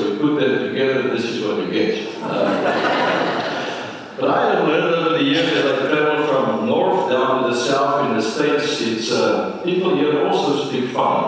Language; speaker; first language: English; non-native, local second language; Afrikaans